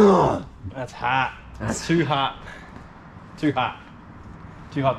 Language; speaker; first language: English; native; English